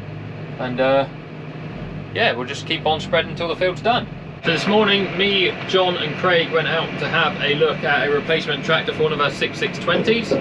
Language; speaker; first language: English; native; English